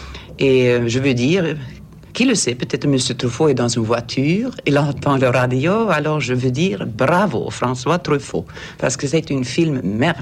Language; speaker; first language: French; non-native, fluent; Swedish